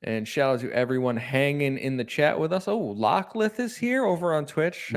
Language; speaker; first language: English; native; English